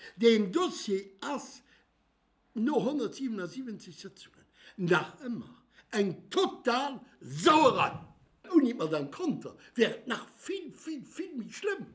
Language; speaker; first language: Luxembourgish; native; Luxembourgish